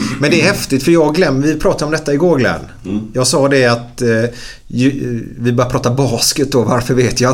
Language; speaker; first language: Swedish; native; Swedish